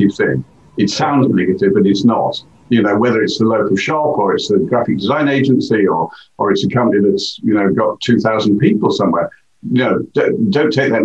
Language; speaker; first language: English; native; English